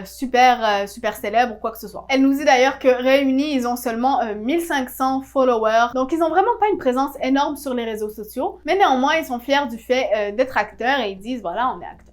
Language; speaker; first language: French; native; French